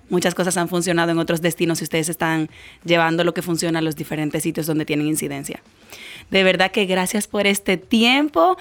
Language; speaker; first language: Spanish; native; Spanish